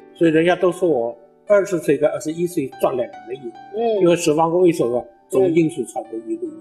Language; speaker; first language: Chinese; native; Chinese